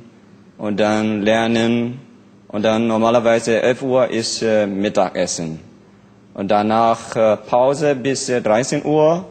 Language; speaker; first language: German; non-native, learner; Burmese